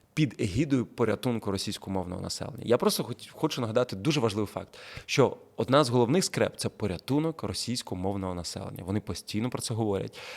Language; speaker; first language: Ukrainian; non-native, local second language; Russian